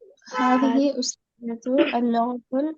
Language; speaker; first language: Arabic; non-native, learner; Tamil